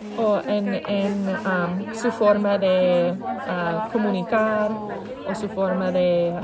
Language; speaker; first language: Spanish; non-native, learner; English